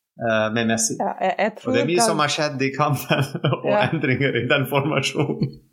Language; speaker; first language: Norwegian; non-native, fluent; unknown